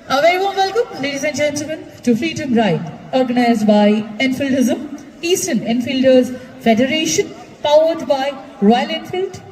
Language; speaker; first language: English; non-native, local second language; Bangla